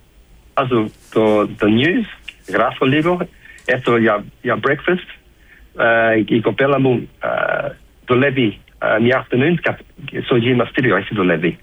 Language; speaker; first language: Greek; early bilingual, heritage; Greek